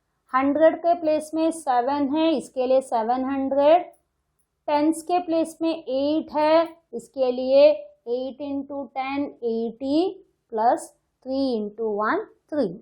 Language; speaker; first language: Hindi; non-native, local second language; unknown